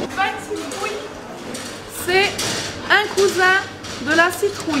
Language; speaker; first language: French; native; French